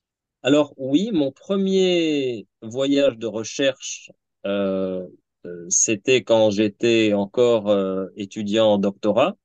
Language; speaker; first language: French; native; French